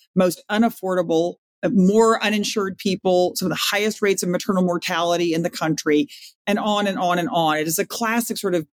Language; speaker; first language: English; native; English